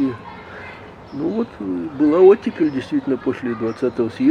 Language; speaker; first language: Russian; native; Russian